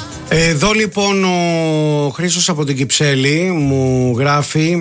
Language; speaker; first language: Greek; native; Greek